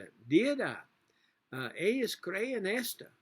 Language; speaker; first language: Spanish; non-native, learner; English